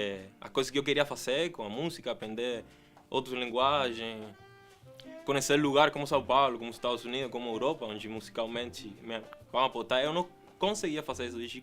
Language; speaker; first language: Portuguese; non-native, fluent; Spanish